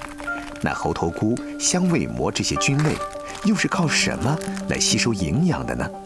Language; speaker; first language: Chinese; native; Chinese